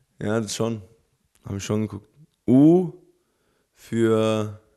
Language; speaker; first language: German; early bilingual, other home language; Albanian